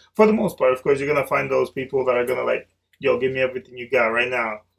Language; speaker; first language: English; early bilingual, other home language; Spanish